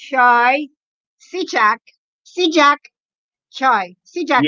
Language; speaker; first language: Turkish; non-native, learner; English